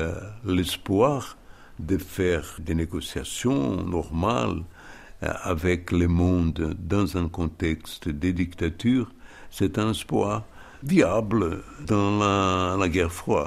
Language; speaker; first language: French; non-native, fluent; Portuguese